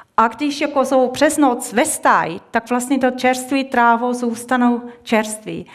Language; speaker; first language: Czech; non-native, fluent; Swiss German